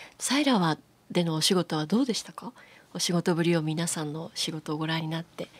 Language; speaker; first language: Japanese; native; Japanese